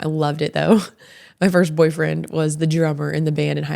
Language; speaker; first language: English; native; English